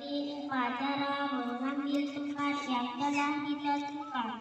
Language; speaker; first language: Indonesian; native; Indonesian